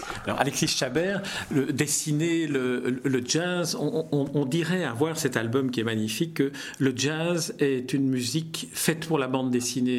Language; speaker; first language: French; native; French